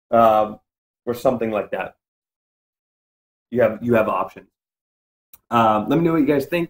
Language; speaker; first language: English; native; English